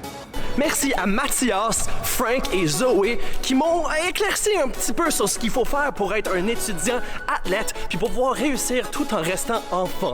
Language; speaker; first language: French; native; French